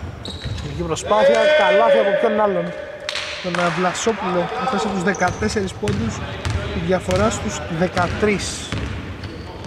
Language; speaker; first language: Greek; native; Greek